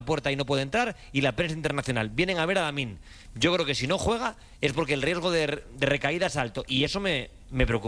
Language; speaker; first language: Spanish; native; Spanish